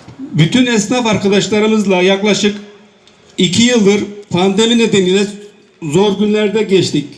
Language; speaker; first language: Turkish; native; Turkish